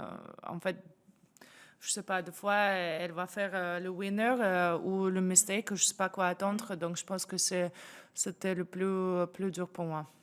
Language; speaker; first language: French; non-native, fluent; Russian